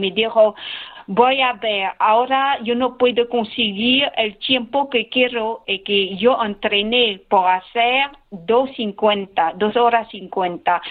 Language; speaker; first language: Spanish; non-native, learner; Khmer